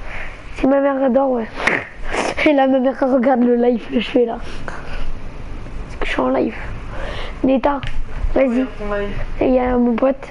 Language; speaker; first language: French; native; French